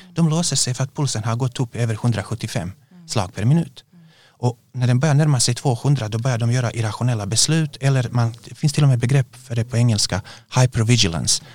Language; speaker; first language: Swedish; non-native, fluent; Bosnian